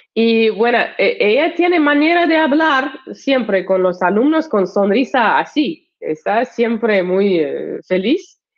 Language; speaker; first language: Spanish; non-native, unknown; Russian